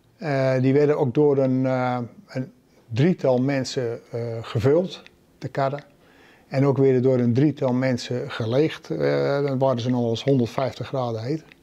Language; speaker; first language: Dutch; native; Dutch